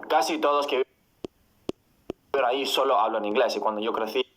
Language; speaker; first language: Spanish; non-native, fluent; English